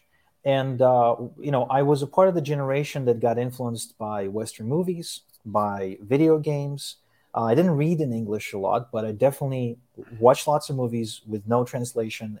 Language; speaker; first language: English; early bilingual, other home language; Ukrainian